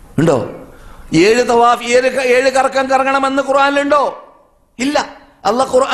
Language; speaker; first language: Malayalam; native; Malayalam